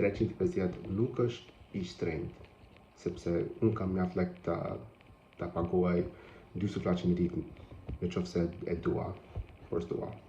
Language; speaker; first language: Albanian; non-native, learner; English